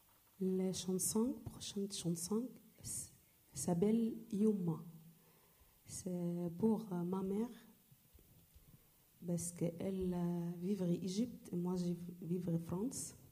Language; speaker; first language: French; non-native, learner; Arabic